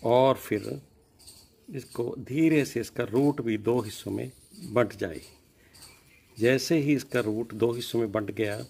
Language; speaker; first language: Hindi; non-native, local second language; Punjabi